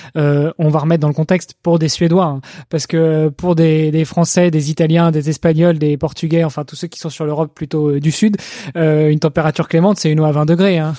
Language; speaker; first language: French; native; French